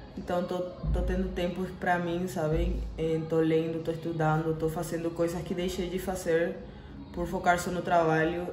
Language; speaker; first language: Portuguese; non-native, fluent; Spanish